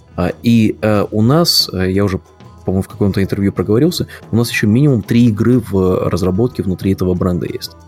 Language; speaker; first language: Russian; native; Russian